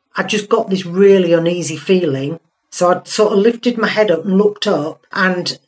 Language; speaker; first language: English; native; English